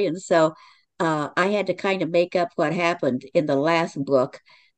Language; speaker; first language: English; native; English